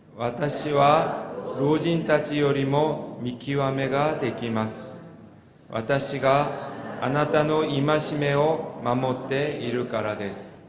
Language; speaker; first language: Japanese; non-native, fluent; Korean